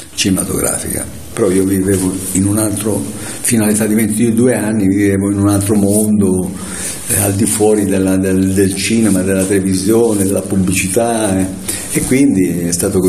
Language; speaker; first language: Italian; native; Italian